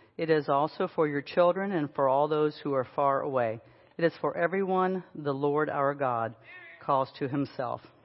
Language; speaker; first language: English; native; English